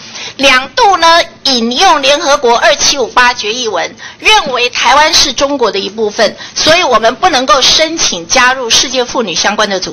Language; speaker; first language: Chinese; native; Chinese